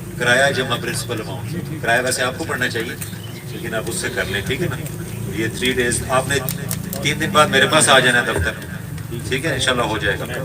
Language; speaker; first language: Urdu; non-native, local second language; Punjabi